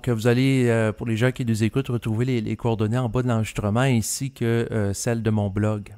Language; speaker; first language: French; native; French